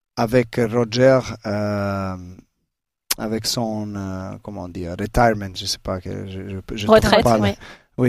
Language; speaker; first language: French; non-native, learner; Serbian